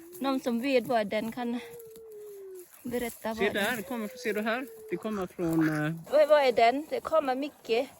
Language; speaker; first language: Swedish; non-native, learner; Thai